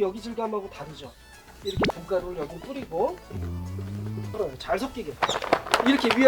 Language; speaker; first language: Korean; native; Korean